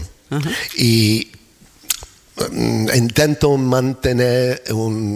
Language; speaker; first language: Spanish; non-native, fluent; English